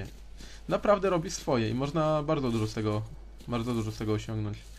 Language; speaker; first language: Polish; native; Polish